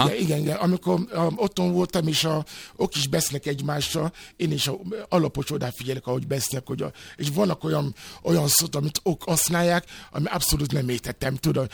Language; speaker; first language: Hungarian; non-native, learner; Yoruba